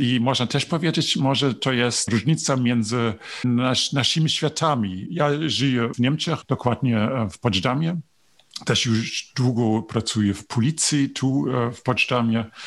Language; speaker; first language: Polish; non-native, learner; German